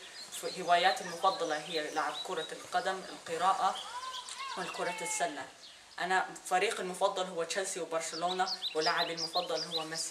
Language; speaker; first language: Arabic; early bilingual, heritage; Arabic